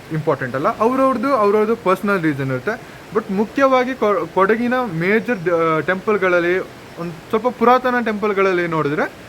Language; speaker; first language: Kannada; non-native, local second language; Kodava